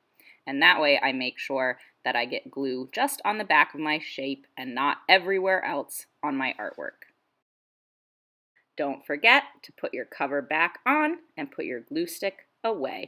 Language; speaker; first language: English; native; English